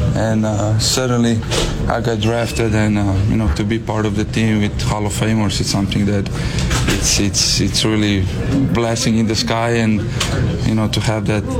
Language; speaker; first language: English; non-native, fluent; Slovenian